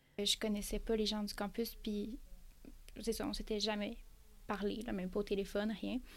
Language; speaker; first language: French; native; French